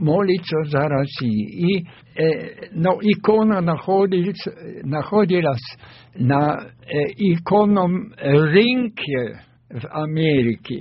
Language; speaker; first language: Russian; non-native, fluent; German